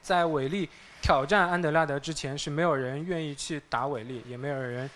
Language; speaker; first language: Chinese; native; Chinese